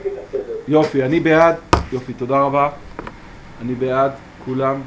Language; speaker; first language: Hebrew; native; Hebrew